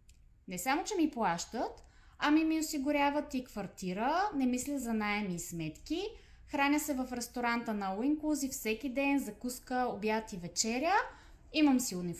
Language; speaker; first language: Bulgarian; native; Bulgarian